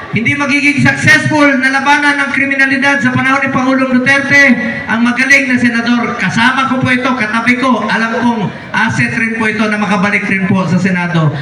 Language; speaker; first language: Filipino; non-native, local second language; Cebuano